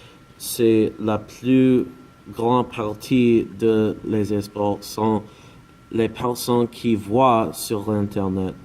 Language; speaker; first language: French; non-native, learner; English